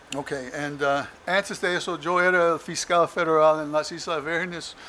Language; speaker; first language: Spanish; non-native, learner; English